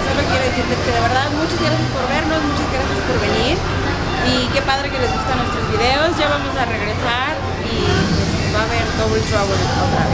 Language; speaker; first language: Spanish; native; Spanish